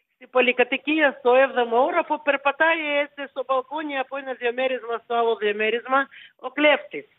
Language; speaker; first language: Greek; early bilingual, heritage; Ukrainian